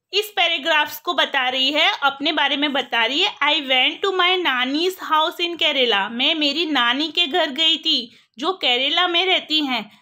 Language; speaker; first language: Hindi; non-native, local second language; Gujarati